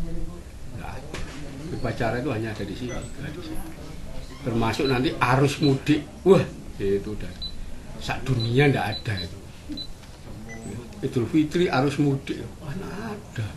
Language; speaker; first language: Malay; non-native, local second language; Javanese